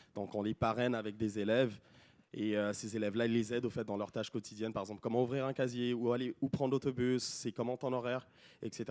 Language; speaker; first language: French; non-native, local second language; Lingala